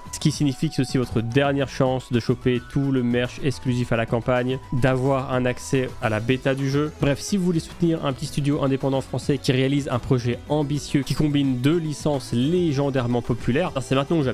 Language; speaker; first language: French; native; French